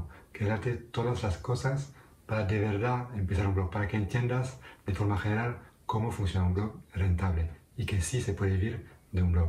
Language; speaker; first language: Spanish; non-native, fluent; French